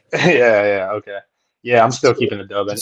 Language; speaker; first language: English; native; English